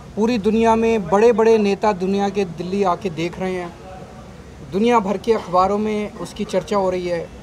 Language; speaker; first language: Hindi; native; Hindi